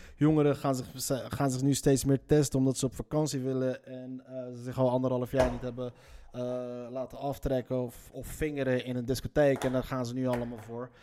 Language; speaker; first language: Dutch; early bilingual, other home language; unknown